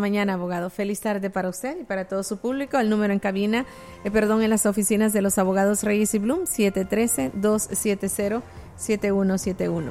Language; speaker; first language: Spanish; native; Spanish